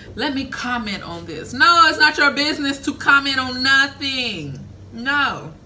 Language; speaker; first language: English; native; English